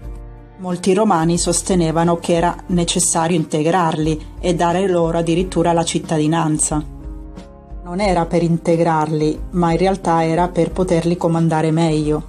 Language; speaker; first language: Italian; native; Italian